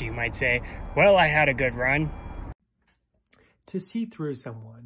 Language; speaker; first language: English; native; English